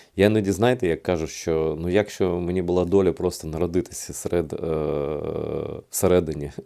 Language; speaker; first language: Ukrainian; non-native, fluent; Russian